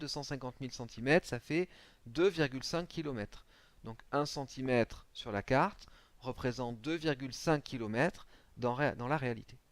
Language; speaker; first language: French; native; French